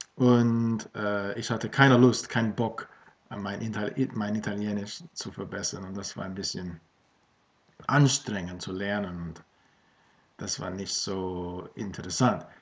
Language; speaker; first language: German; non-native, fluent; English